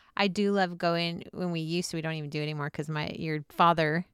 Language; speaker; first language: English; native; English